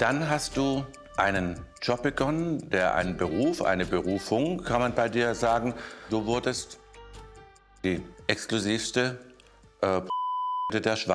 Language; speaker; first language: German; native; German